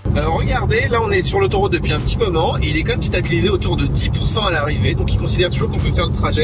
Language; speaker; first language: French; native; French